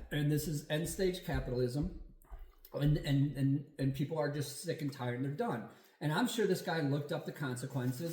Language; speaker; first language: English; native; English